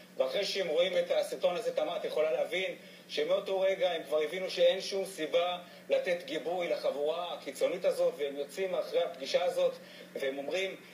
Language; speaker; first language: Hebrew; native; Hebrew